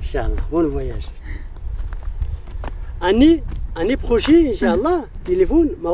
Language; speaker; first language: French; non-native, learner; Arabic